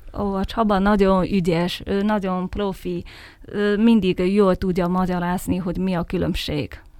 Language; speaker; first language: Hungarian; non-native, fluent; Chinese